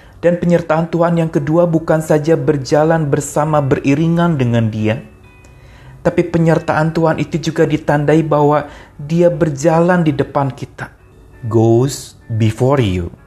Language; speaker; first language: Indonesian; native; Indonesian